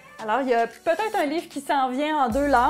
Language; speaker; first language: French; native; French